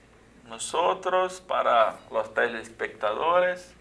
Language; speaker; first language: Spanish; non-native, learner; Portuguese